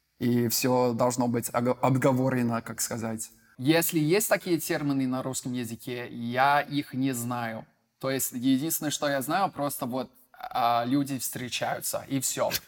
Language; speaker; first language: Russian; non-native, fluent; English